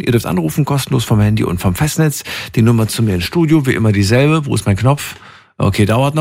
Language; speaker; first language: German; native; German